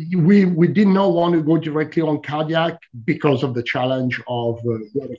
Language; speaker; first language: English; non-native, fluent; French